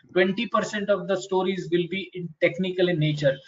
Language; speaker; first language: English; non-native, local second language; Marathi